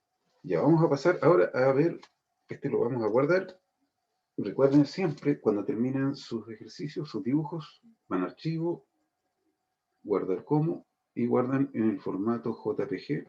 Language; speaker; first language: Spanish; native; Spanish